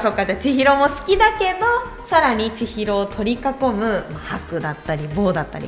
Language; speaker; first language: Japanese; native; Japanese